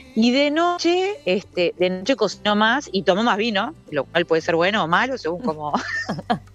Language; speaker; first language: Spanish; native; Spanish